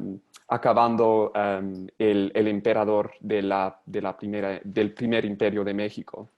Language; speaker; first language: Spanish; non-native, fluent; English